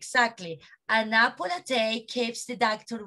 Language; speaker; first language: English; non-native, learner; Spanish